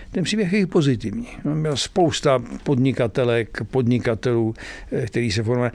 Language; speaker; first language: Czech; native; Czech